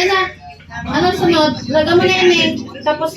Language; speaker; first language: Filipino; non-native, local second language; Bikol